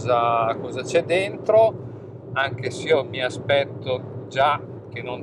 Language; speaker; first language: Italian; native; Italian